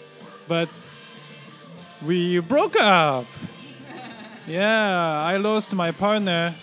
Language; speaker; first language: English; non-native, learner; Japanese